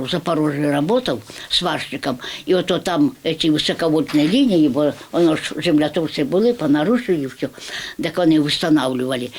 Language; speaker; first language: Ukrainian; native; Ukrainian